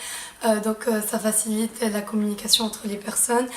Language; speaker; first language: French; non-native, local second language; Arabic